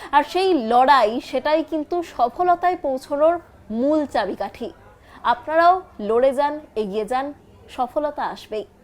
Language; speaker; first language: Bangla; native; Bangla